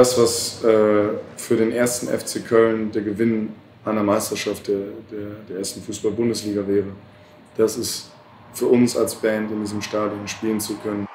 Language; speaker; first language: German; native; German